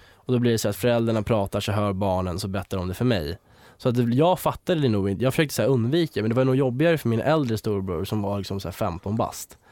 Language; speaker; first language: Swedish; early bilingual, other home language; English